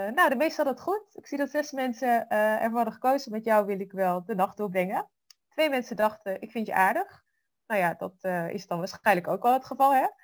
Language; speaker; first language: Dutch; native; Dutch